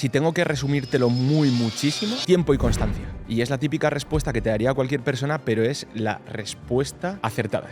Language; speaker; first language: Spanish; native; Spanish